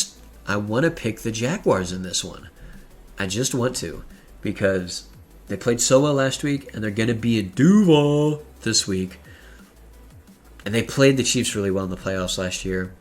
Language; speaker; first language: English; native; English